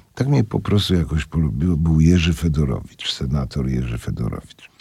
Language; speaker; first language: Polish; native; Polish